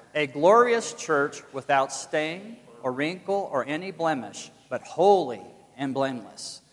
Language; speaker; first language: English; native; English